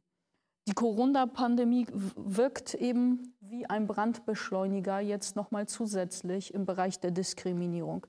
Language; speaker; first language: German; early bilingual, other home language; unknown